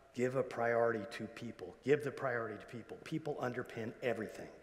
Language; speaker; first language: English; native; English